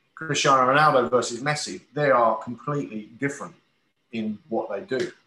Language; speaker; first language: English; native; English